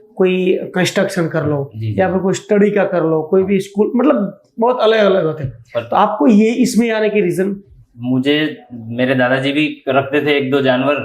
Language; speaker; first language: Hindi; native; Hindi